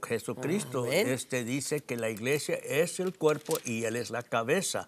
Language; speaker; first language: Spanish; non-native, fluent; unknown